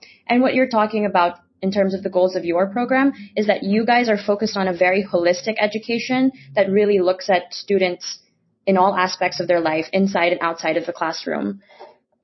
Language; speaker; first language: English; non-native, local second language; Filipino